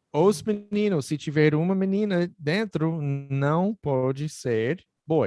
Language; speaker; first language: Portuguese; non-native, fluent; English